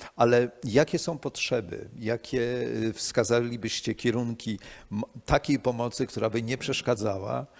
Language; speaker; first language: Polish; native; Polish